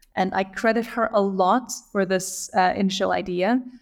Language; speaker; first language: English; non-native, fluent; Lithuanian